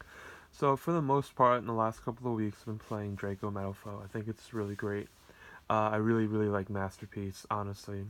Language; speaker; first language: English; native; English